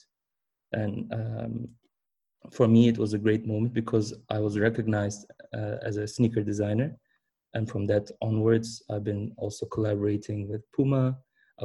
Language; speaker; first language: English; early bilingual, other home language; German